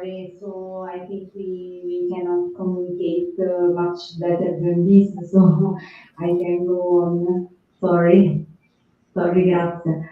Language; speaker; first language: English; non-native, fluent; Italian